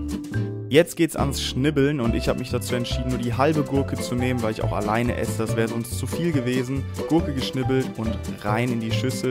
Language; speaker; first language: German; native; German